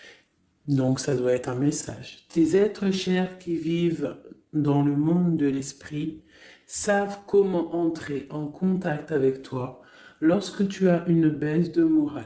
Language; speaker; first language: French; native; French